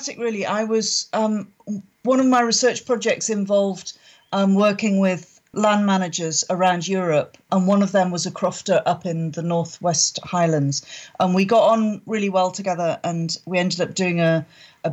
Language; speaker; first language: English; native; English